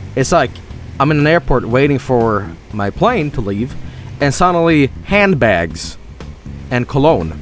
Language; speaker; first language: English; non-native, fluent; Swedish